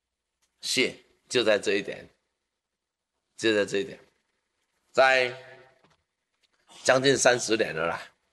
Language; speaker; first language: Chinese; native; Chinese